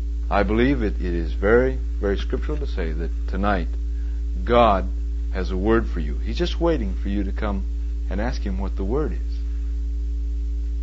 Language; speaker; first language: English; native; English